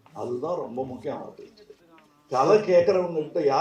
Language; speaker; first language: Tamil; native; Tamil